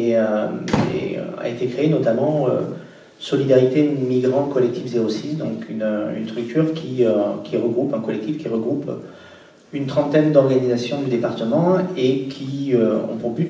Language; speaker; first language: French; native; French